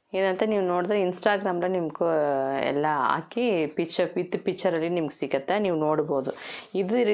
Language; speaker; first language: Kannada; non-native, local second language; Tamil